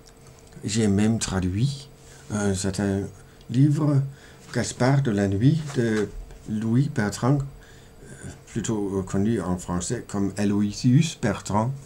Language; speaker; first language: French; non-native, fluent; Danish